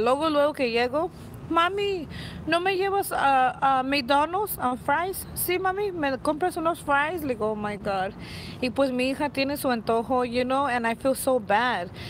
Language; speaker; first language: Spanish; native; Spanish